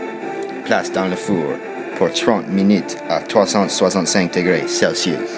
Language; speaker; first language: French; non-native, learner; English